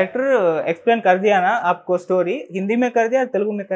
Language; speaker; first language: Hindi; non-native, local second language; Telugu